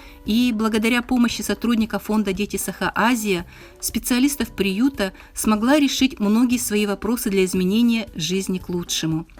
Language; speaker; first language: Russian; native; Russian